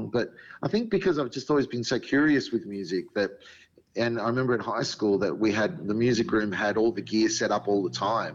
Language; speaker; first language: English; native; English